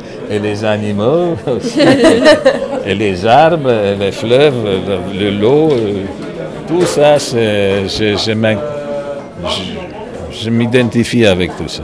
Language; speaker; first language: French; non-native, fluent; Polish